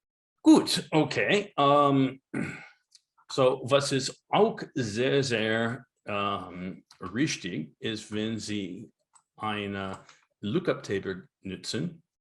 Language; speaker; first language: German; non-native, learner; English